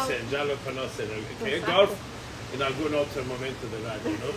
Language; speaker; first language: Spanish; non-native, fluent; English